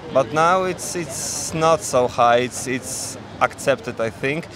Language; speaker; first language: English; non-native, learner; Polish